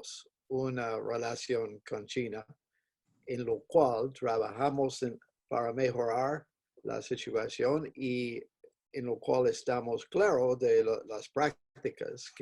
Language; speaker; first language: Spanish; non-native, fluent; English